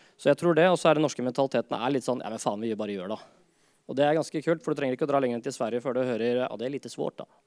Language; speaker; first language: Norwegian; non-native, fluent; Finnish